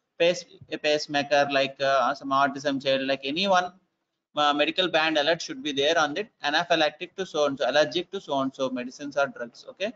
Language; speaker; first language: English; non-native, local second language; Telugu